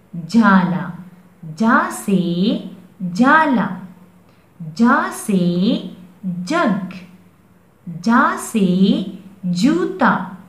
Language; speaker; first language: Urdu; non-native, local second language; Pashto